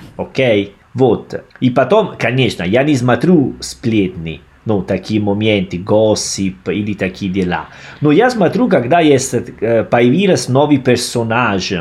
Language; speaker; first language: Russian; non-native, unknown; Italian